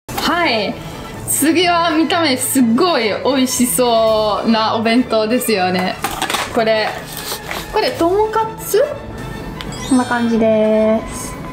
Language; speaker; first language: Japanese; non-native, fluent; Italian